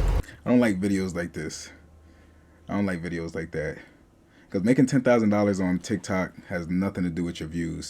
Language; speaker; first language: English; native; English